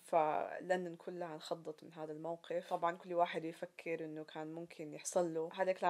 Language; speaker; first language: Arabic; native; Arabic